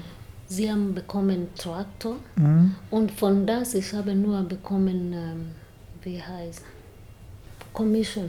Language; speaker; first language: German; non-native, learner; Swahili